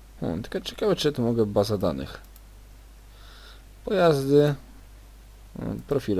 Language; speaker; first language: Polish; native; Polish